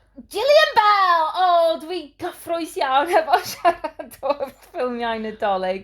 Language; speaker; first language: Welsh; non-native, learner; English